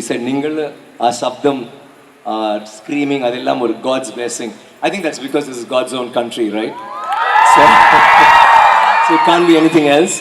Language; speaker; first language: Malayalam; non-native, learner; Tamil